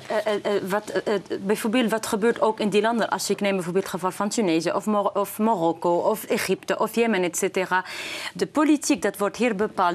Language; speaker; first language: Dutch; non-native, fluent; Arabic